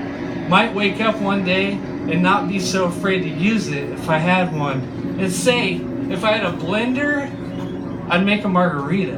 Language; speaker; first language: English; native; English